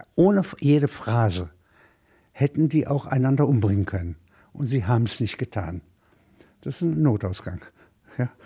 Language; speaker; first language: German; native; German